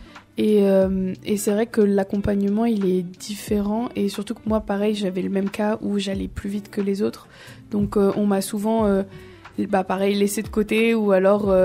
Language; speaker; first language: French; native; French